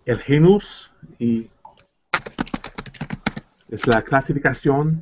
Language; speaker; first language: Spanish; non-native, learner; English